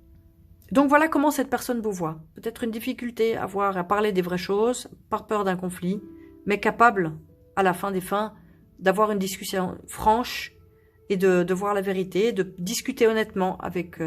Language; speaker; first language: French; native; French